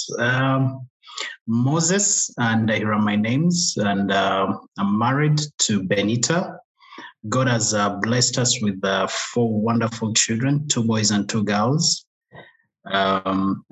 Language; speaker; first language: English; non-native, local second language; Kinyarwanda